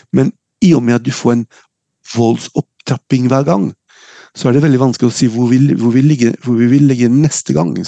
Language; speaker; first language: Norwegian; non-native, fluent; French